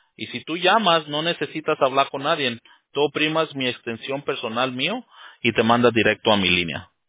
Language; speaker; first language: Spanish; early bilingual, heritage; Spanish